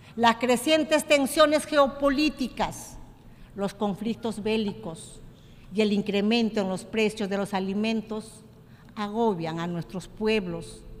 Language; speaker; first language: Spanish; native; Spanish